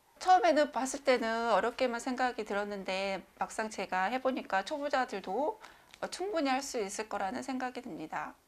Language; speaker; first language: Korean; native; Korean